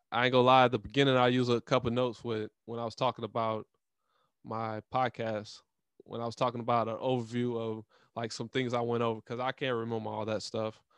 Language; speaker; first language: English; native; English